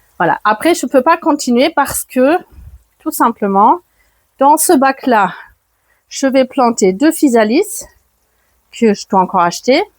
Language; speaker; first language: French; non-native, fluent; German